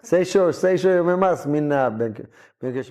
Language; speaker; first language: Japanese; non-native, learner; Hebrew